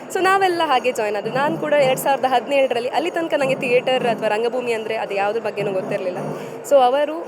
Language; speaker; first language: Kannada; native; Kannada